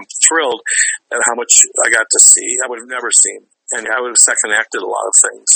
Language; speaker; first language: English; native; English